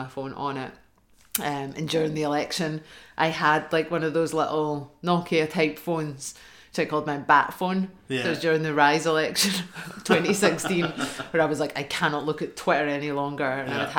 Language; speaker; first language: English; native; English